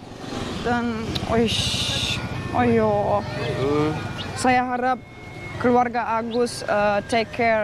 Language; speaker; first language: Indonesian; non-native, learner; German